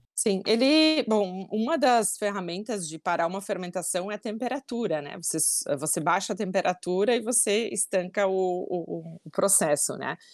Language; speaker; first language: Portuguese; native; Portuguese